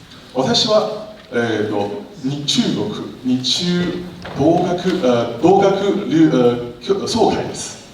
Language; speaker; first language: Japanese; non-native, learner; Chinese